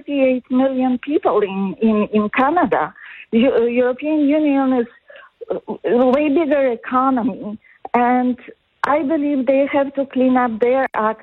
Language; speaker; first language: English; non-native, fluent; Polish